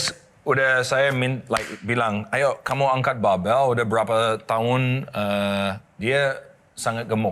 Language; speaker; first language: Indonesian; non-native, learner; English